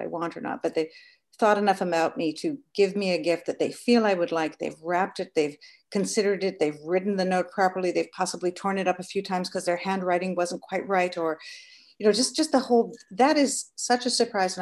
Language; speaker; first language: English; native; English